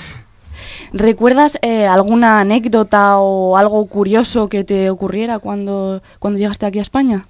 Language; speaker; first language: Spanish; native; Spanish